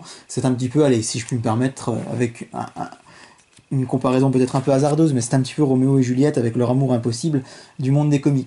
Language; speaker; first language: French; native; French